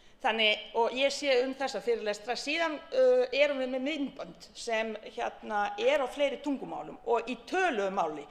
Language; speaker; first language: Icelandic; non-native, fluent; Bosnian